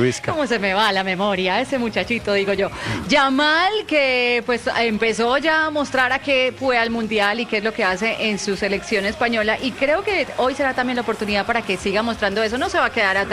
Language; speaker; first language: Spanish; native; Spanish